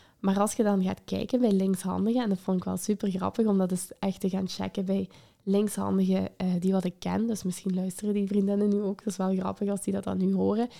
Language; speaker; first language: Dutch; native; Dutch